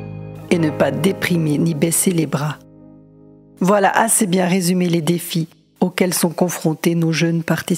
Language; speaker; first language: French; native; French